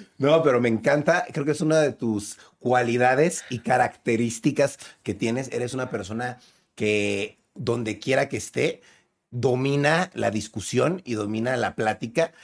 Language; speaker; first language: Spanish; native; Spanish